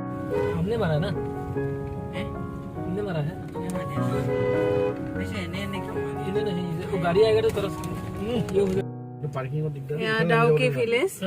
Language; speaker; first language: Hindi; non-native, local second language; Assamese